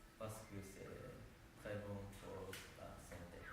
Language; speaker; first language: French; non-native, learner; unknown